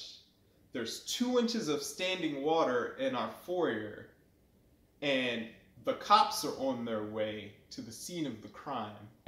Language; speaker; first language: English; native; English